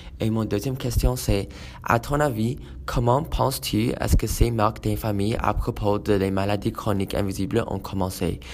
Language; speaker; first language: French; non-native, learner; English